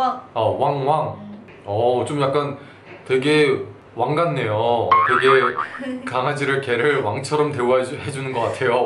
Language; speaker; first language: Korean; native; Korean